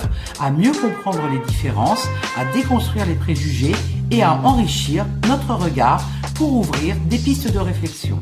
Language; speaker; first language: French; native; French